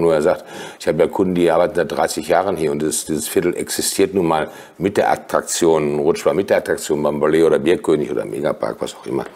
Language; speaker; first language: German; native; German